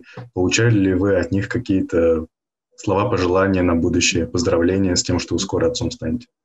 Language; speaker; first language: Russian; native; Russian